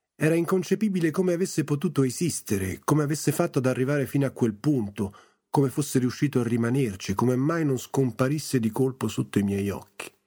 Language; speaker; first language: Italian; native; Italian